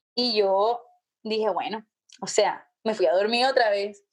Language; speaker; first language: Spanish; native; Spanish